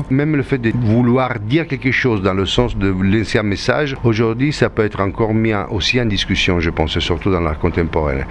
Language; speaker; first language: French; non-native, fluent; Italian